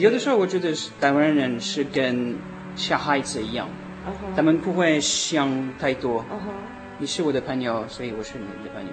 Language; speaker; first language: Chinese; non-native, learner; French